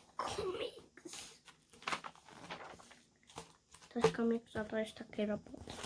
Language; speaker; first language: Polish; early bilingual, heritage; Polish